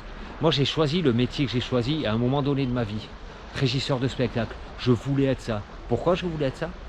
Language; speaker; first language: French; native; French